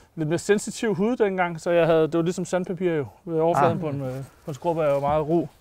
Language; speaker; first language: Danish; native; Danish